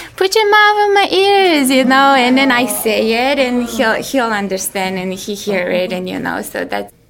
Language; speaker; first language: English; non-native, fluent; Mongolian